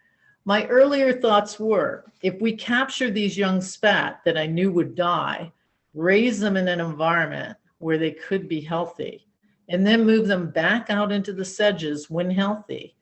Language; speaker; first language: English; native; English